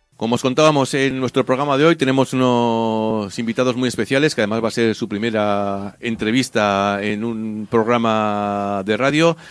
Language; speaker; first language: Spanish; native; Spanish